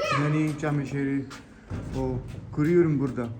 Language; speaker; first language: Turkish; non-native, learner; Urdu